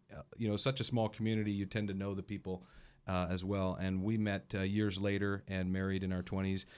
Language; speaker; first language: English; native; English